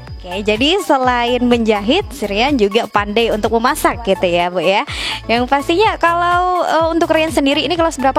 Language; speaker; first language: Indonesian; native; Indonesian